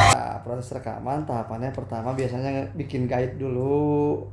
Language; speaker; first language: Indonesian; native; Indonesian